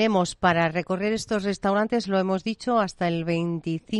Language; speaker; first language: Spanish; native; Spanish